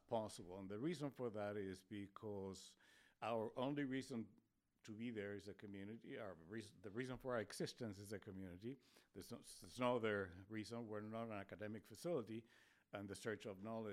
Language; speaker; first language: English; non-native, fluent; Spanish